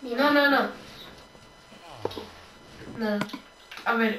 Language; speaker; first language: Spanish; native; Spanish